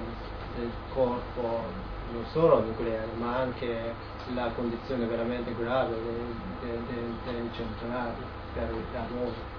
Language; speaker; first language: Italian; non-native, learner; Japanese